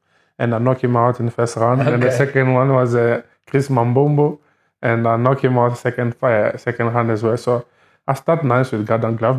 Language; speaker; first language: English; non-native, learner; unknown